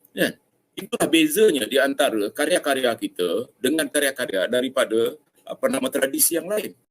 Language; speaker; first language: Malay; native; Malay